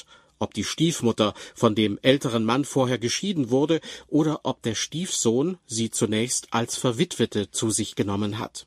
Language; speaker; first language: German; native; German